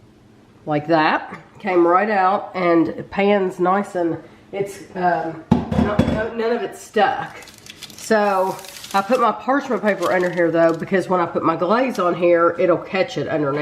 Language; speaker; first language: English; native; English